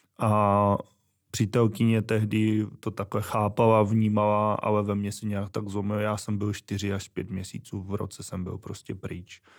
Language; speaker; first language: Czech; native; Czech